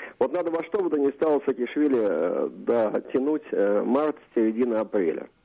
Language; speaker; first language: Russian; native; Russian